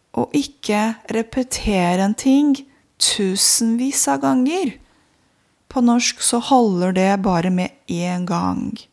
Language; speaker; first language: Norwegian; non-native, fluent; Romanian